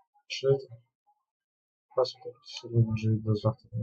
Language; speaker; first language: Russian; native; Russian